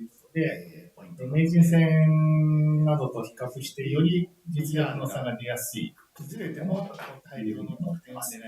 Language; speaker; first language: Japanese; native; Japanese